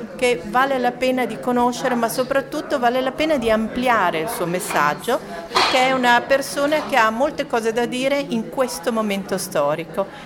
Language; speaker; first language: Italian; native; Italian